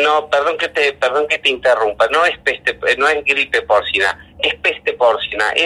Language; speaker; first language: Spanish; native; Spanish